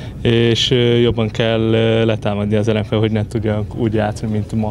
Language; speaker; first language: Hungarian; non-native, fluent; Portuguese